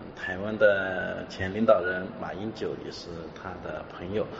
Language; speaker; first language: Chinese; native; Chinese